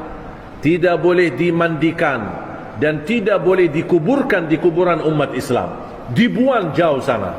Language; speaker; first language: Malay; non-native, fluent; Arabic